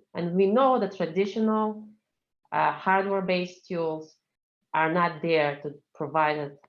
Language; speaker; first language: English; non-native, fluent; Russian